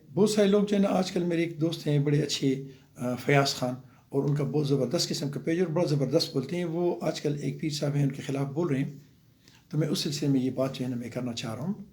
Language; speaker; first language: Urdu; non-native, local second language; Pashto